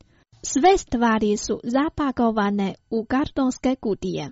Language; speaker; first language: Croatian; non-native, fluent; Chinese